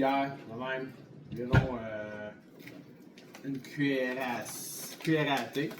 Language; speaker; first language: French; native; French